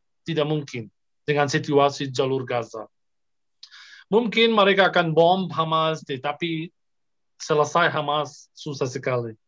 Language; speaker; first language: Indonesian; non-native, fluent; Arabic